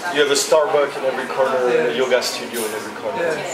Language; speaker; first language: English; non-native, fluent; French